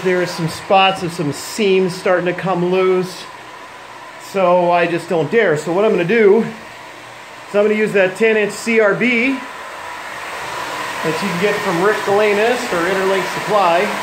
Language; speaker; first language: English; native; English